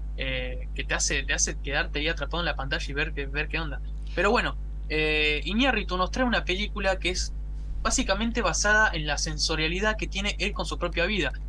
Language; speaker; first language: Spanish; native; Spanish